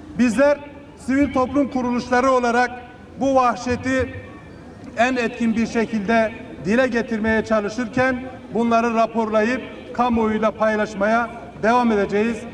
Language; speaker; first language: Turkish; native; Turkish